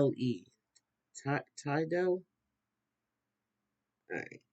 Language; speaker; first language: English; native; English